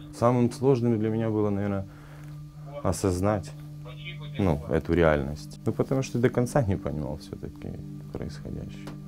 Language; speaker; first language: Russian; native; Russian